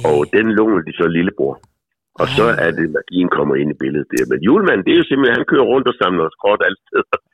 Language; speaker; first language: Danish; native; Danish